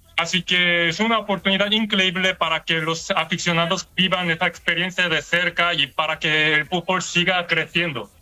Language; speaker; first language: Spanish; non-native, learner; Korean